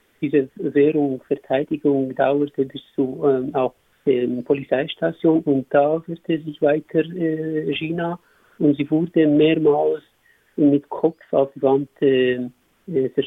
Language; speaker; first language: German; non-native, learner; Kurdish